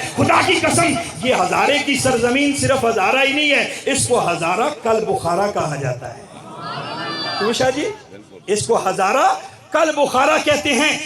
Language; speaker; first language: Urdu; non-native, local second language; Pashto